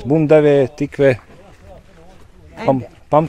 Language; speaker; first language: English; non-native, learner; German